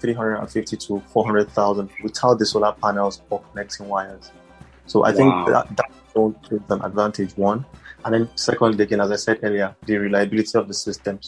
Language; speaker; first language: English; non-native, local second language; Hausa